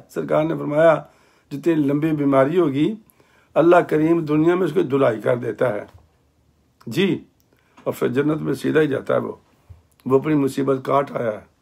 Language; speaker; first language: Urdu; native; Urdu